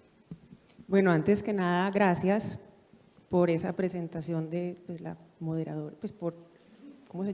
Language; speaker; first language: Spanish; native; Spanish